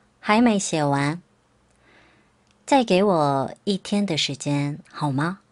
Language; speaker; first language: Chinese; non-native, fluent; Korean